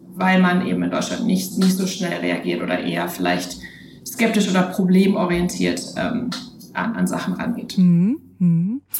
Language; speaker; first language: German; native; German